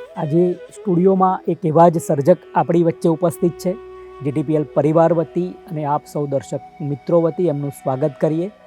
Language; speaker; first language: Gujarati; native; Gujarati